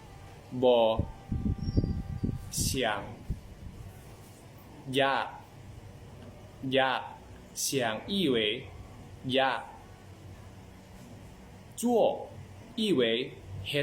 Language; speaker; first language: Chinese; non-native, learner; Lao